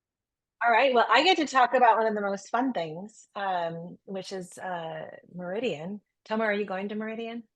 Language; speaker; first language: English; native; English